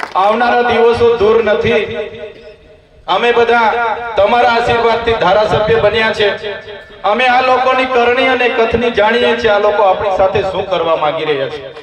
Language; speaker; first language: Gujarati; non-native, local second language; Vasavi